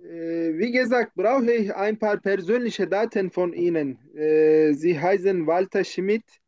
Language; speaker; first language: German; non-native, learner; Turkish